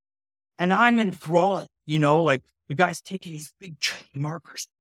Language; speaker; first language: English; native; English